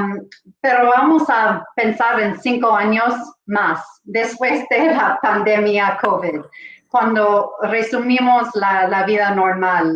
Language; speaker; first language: Spanish; non-native, fluent; English